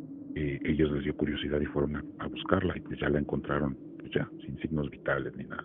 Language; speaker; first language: Spanish; native; Spanish